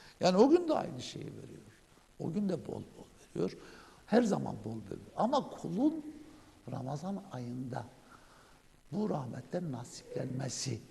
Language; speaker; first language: Turkish; native; Turkish